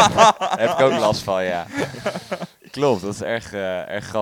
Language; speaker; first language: Dutch; native; Dutch